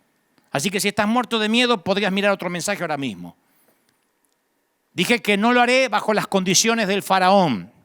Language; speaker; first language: Spanish; native; Spanish